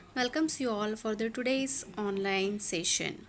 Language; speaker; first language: English; non-native, local second language; Marathi